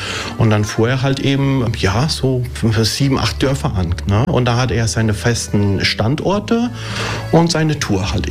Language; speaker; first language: German; early bilingual, other home language; Italian